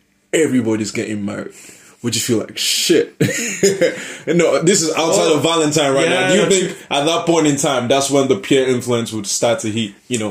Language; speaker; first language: English; non-native, local second language; Yoruba